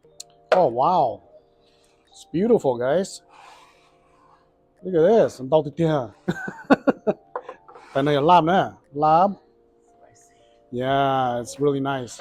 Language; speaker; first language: English; early bilingual, heritage; Hmong